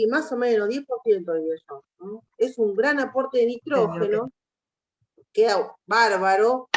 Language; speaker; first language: Spanish; native; Spanish